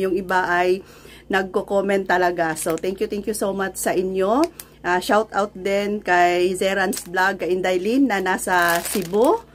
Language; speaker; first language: Filipino; non-native, local second language; Cebuano